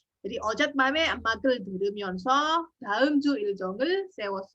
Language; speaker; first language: Korean; non-native, fluent; Indonesian